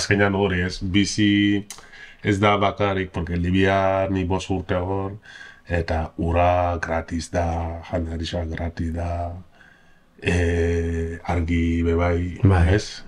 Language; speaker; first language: Basque; non-native, learner; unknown